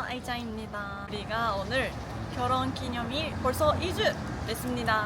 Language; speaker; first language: Korean; non-native, learner; Japanese